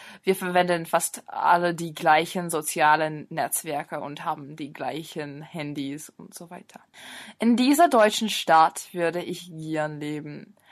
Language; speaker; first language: German; non-native, fluent; English